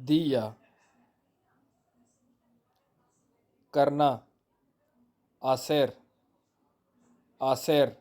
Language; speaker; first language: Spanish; non-native, fluent; Urdu